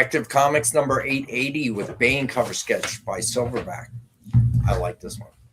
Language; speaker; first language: English; native; English